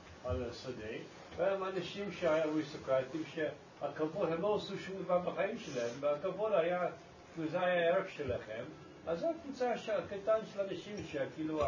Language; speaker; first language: Hebrew; non-native, learner; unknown